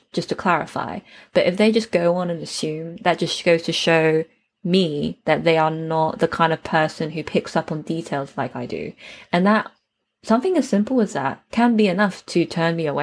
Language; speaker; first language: English; native; English